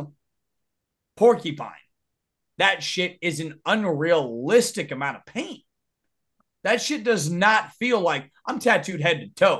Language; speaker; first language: English; native; English